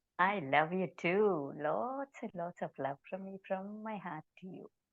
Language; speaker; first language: English; non-native, local second language; Telugu